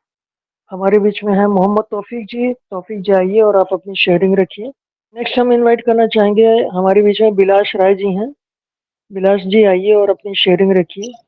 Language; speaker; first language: Hindi; native; Hindi